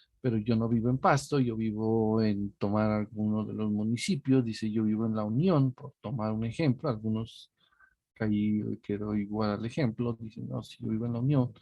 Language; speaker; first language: Spanish; native; Spanish